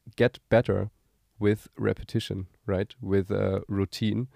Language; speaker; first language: English; non-native, fluent; German